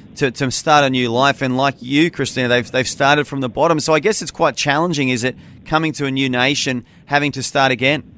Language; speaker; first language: English; native; English